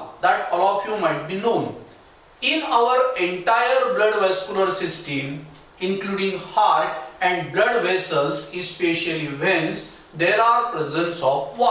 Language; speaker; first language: English; non-native, local second language; Marathi